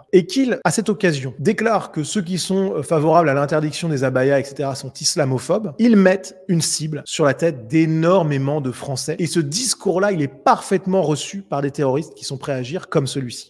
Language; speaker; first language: French; native; French